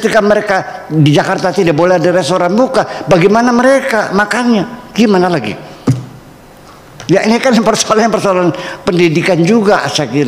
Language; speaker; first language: Indonesian; native; Indonesian